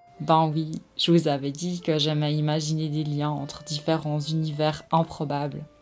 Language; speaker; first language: French; native; French